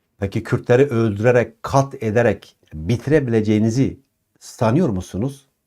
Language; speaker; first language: Turkish; non-native, local second language; Kurdish